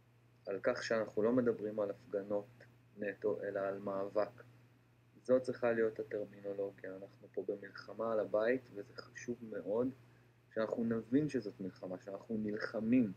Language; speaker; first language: Hebrew; native; Hebrew